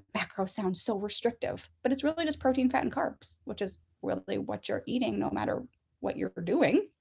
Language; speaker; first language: English; native; English